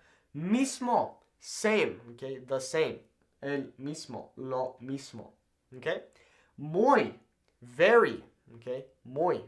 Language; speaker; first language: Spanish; non-native, fluent; English